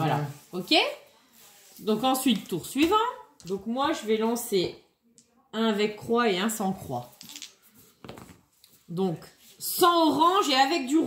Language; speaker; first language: French; native; French